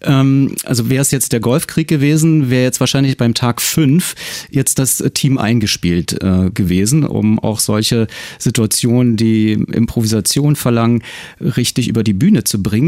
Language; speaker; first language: German; native; German